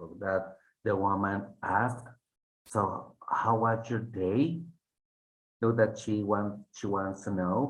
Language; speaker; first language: English; non-native, fluent; Spanish